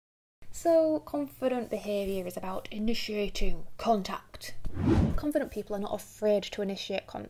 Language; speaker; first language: English; native; English